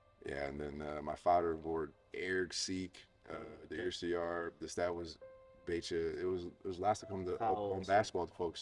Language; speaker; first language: Dutch; non-native, fluent; English